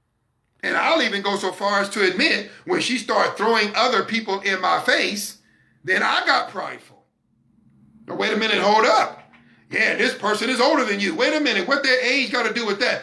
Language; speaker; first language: English; native; English